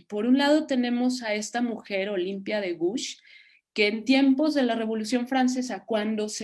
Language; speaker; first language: Spanish; native; Spanish